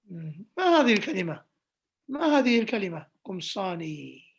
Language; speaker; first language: Arabic; non-native, fluent; English